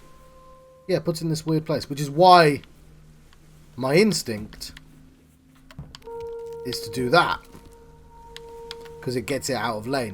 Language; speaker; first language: English; native; English